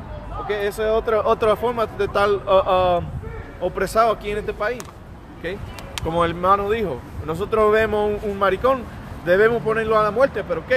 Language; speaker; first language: Spanish; early bilingual, heritage; Spanish